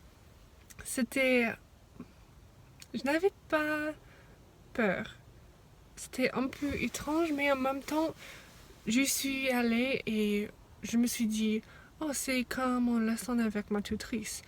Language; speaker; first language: French; non-native, fluent; English